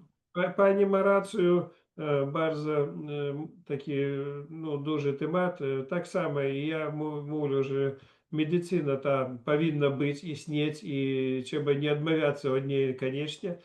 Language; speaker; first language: Polish; non-native, learner; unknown